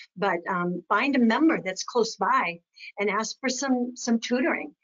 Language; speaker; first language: English; native; English